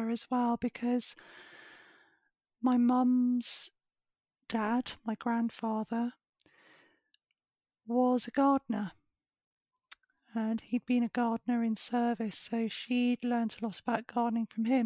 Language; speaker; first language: English; native; English